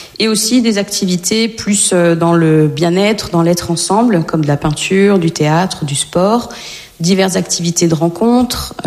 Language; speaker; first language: French; native; French